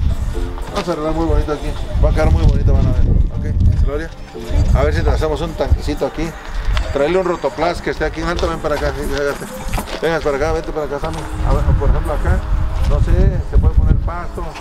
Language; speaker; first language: Spanish; native; Spanish